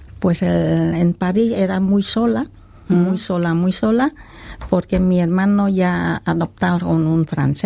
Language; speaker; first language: Spanish; non-native, learner; Khmer